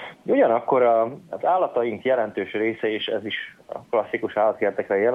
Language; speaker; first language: Hungarian; native; Hungarian